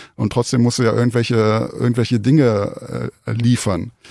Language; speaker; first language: German; native; German